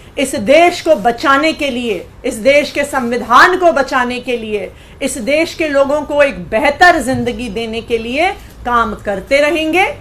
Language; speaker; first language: Hindi; native; Hindi